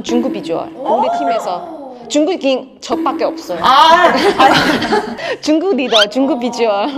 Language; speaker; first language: Korean; non-native, fluent; Chinese